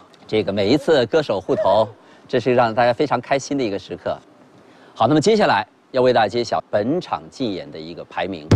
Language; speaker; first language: Chinese; native; Chinese